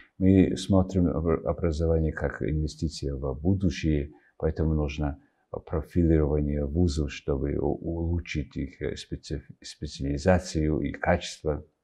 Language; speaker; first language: Russian; non-native, fluent; Mongolian